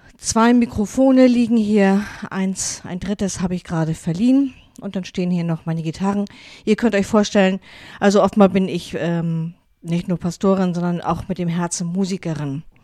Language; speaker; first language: German; non-native, local second language; Low German